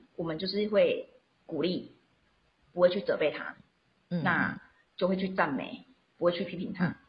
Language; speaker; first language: Chinese; non-native, local second language; Min Nan Chinese